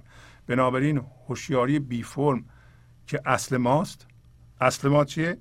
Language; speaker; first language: Persian; native; Persian